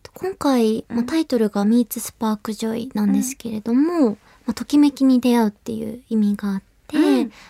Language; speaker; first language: Japanese; native; Japanese